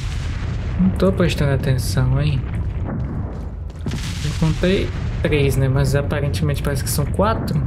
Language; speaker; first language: Portuguese; native; Portuguese